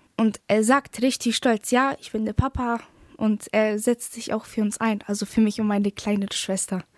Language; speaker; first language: German; early bilingual, other home language; Polish